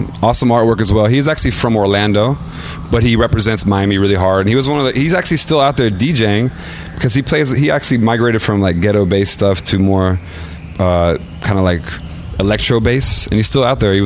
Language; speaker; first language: English; native; English